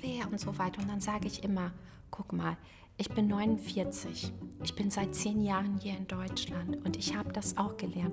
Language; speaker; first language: German; non-native, fluent; Portuguese